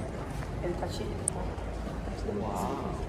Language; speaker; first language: Portuguese; native; Portuguese